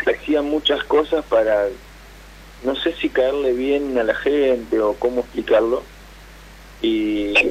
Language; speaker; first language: Spanish; native; Spanish